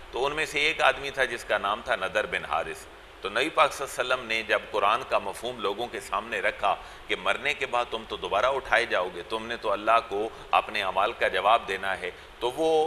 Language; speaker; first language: Urdu; non-native, local second language; Punjabi